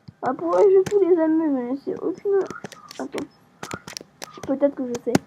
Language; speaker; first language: French; native; French